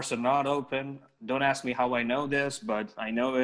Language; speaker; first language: English; non-native, local second language; Telugu